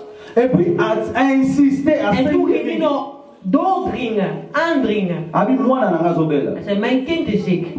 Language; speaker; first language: Dutch; early bilingual, other home language; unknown